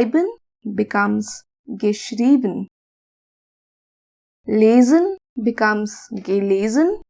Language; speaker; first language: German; non-native, fluent; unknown